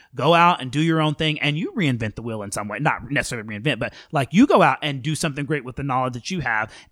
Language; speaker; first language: English; native; English